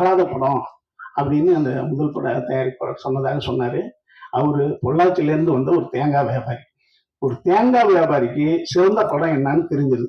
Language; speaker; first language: Tamil; native; Tamil